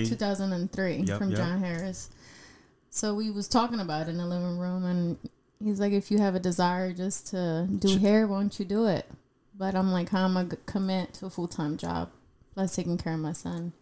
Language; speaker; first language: English; non-native, fluent; Spanish